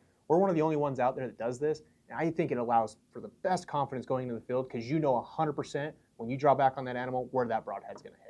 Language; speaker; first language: English; native; English